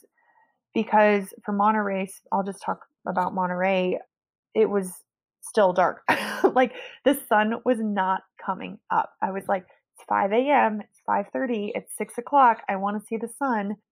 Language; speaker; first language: English; native; English